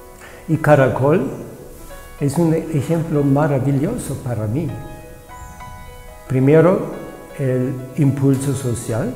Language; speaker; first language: Spanish; non-native, fluent; German